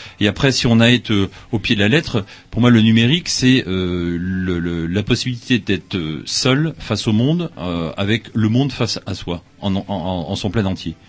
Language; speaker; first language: French; native; French